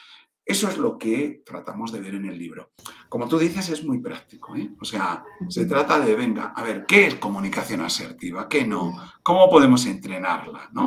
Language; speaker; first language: Spanish; native; Spanish